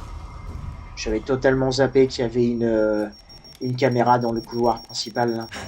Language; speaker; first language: French; native; French